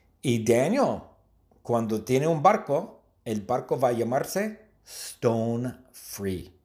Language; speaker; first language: Spanish; non-native, fluent; English